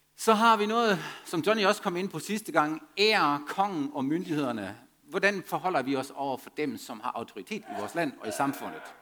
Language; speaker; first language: Danish; non-native, fluent; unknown